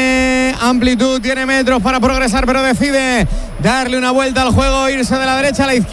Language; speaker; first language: Spanish; native; Spanish